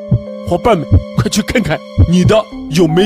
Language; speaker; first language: Chinese; native; Chinese